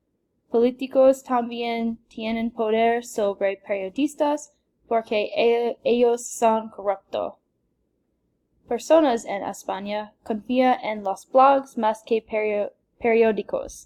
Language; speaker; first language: Spanish; non-native, learner; English